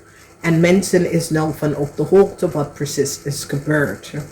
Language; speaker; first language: Dutch; non-native, learner; English